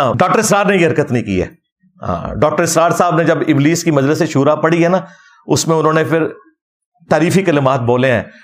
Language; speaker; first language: Urdu; native; Urdu